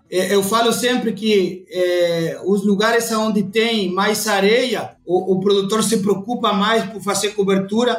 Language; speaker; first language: Portuguese; non-native, fluent; Spanish